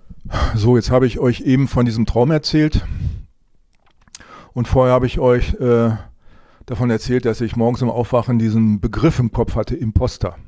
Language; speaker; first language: German; native; German